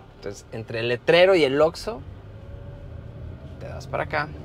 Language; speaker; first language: Spanish; native; Spanish